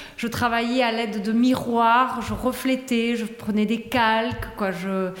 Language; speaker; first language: French; native; French